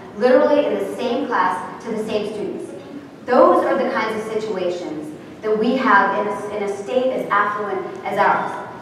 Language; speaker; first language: English; native; English